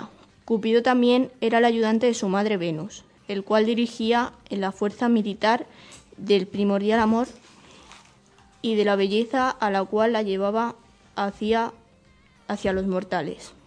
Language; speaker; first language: Spanish; native; Spanish